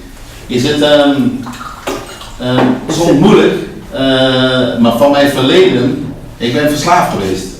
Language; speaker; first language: Dutch; non-native, learner; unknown